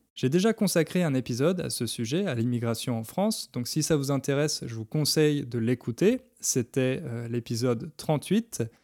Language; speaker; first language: French; native; French